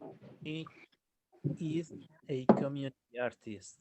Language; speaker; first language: English; non-native, learner; Spanish